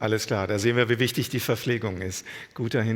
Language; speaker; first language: German; native; German